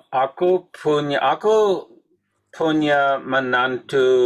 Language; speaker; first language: Indonesian; non-native, learner; English